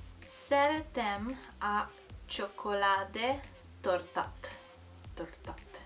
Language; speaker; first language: Hungarian; non-native, learner; Italian